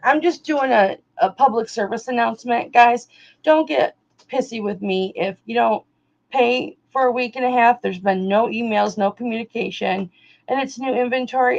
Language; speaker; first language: English; native; English